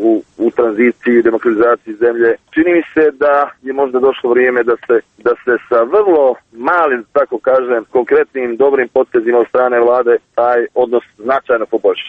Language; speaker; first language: Serbian; native; Serbian